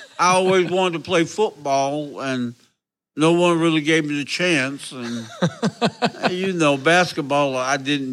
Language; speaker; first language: English; native; English